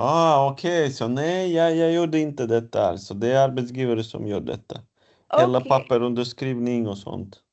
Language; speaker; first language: Swedish; non-native, fluent; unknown